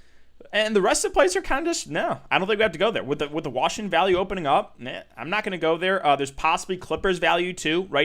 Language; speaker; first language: English; native; English